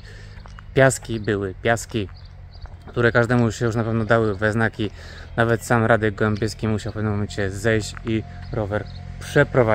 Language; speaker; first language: Polish; native; Polish